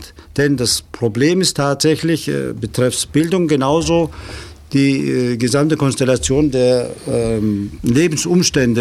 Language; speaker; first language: German; native; German